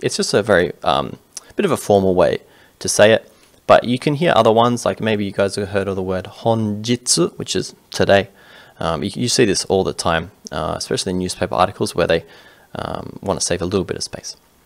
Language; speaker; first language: English; native; English